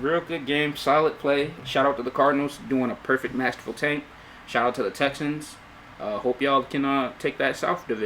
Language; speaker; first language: English; native; English